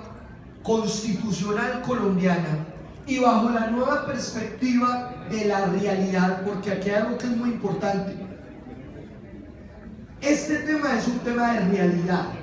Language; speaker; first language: Spanish; native; Spanish